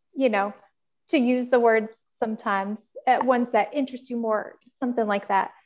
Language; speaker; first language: English; native; English